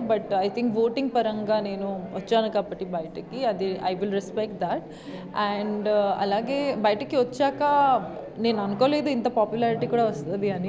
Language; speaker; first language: Telugu; non-native, local second language; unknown